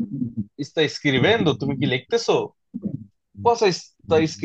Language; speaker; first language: Italian; non-native, fluent; Bangla